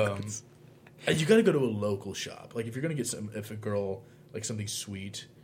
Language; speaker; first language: English; native; English